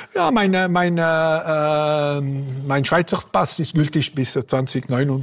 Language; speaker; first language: German; non-native, local second language; French